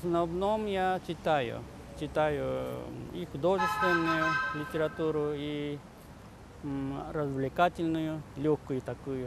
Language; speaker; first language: Russian; non-native, fluent; Japanese